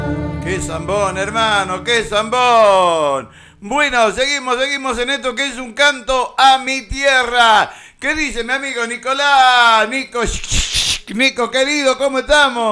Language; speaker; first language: Spanish; native; Spanish